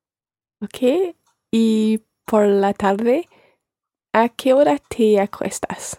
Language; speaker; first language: Spanish; non-native, learner; English